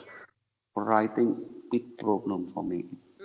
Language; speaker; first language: English; non-native, learner; Vietnamese